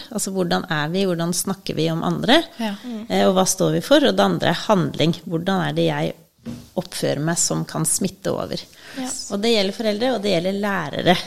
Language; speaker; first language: Norwegian; native; Norwegian